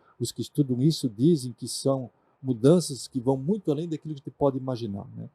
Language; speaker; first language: Portuguese; non-native, local second language; German